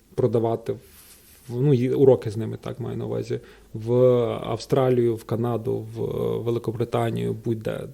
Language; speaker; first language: Ukrainian; native; Ukrainian